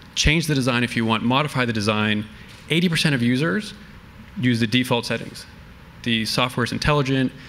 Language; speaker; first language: English; native; English